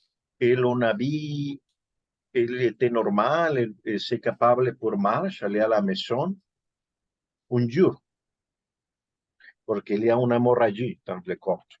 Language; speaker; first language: French; non-native, learner; Spanish